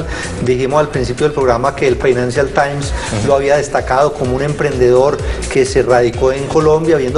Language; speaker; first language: Spanish; native; Spanish